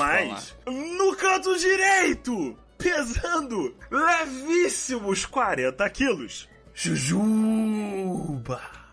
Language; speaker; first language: Portuguese; native; Portuguese